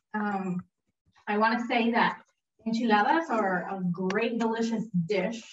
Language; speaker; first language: English; early bilingual, heritage; Spanish